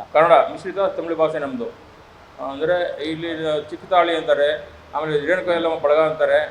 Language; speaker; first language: Kannada; non-native, local second language; Tamil